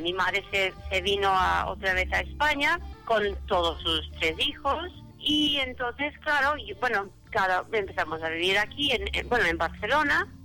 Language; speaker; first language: Spanish; early bilingual, other home language; English